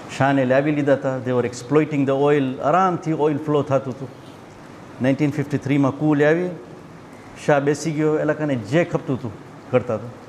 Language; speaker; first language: Gujarati; early bilingual, heritage; Gujarati